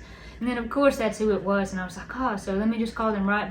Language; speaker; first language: English; native; English